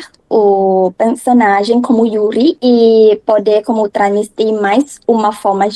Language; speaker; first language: Portuguese; non-native, learner; Thai